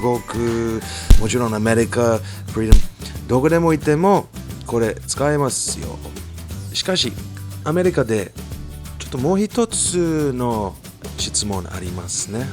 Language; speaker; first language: Japanese; non-native, fluent; English